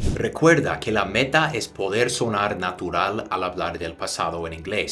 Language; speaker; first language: Spanish; non-native, fluent; English